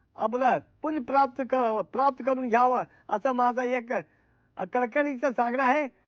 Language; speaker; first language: Marathi; non-native, local second language; Kannada